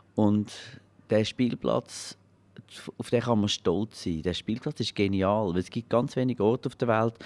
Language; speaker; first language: German; native; German